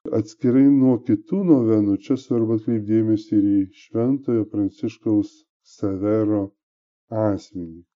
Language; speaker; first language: Lithuanian; native; Lithuanian